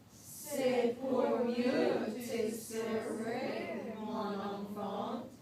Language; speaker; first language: French; non-native, learner; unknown